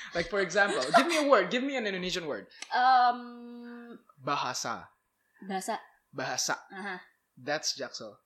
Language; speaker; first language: English; non-native, fluent; Malay